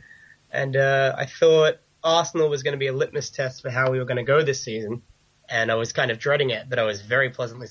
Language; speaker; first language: English; native; English